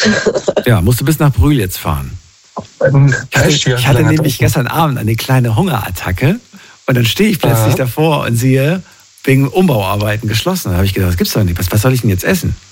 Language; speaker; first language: German; native; German